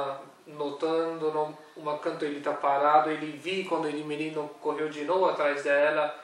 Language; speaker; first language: Portuguese; non-native, learner; Urdu